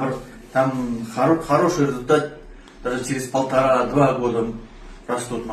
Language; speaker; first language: Russian; non-native, learner; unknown